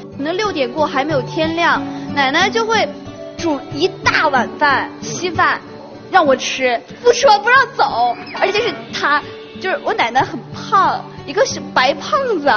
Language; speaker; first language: Chinese; native; Chinese